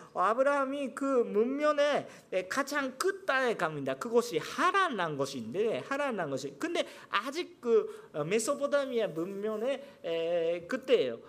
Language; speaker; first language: Korean; non-native, fluent; Japanese